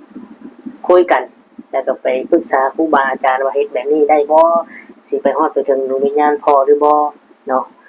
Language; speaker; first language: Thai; non-native, local second language; Lao